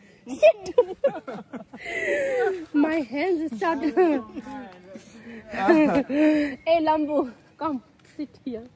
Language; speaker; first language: English; non-native, learner; Nepali